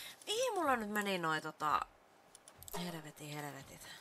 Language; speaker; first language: Finnish; native; Finnish